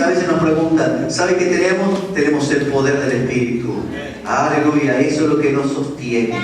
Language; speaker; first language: Spanish; native; Spanish